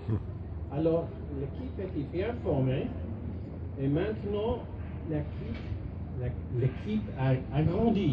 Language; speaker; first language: French; non-native, learner; English